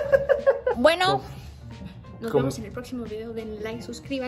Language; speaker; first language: Spanish; native; Spanish